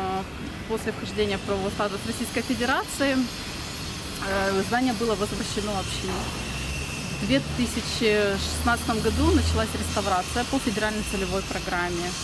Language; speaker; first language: Russian; native; Russian